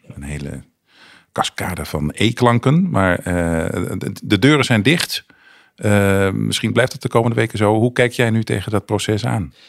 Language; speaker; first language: Dutch; native; Dutch